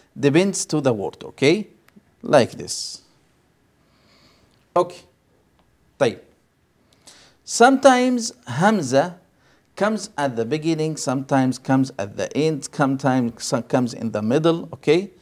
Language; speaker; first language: English; non-native, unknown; Arabic